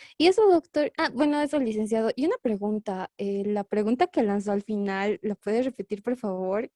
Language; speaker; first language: Spanish; native; Spanish